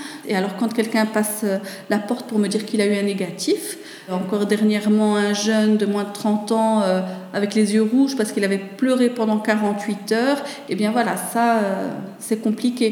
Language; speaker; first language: French; native; French